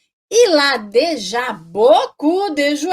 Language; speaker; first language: French; non-native, fluent; Portuguese